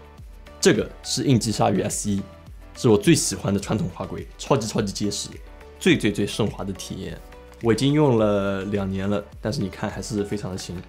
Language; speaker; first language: Chinese; native; Chinese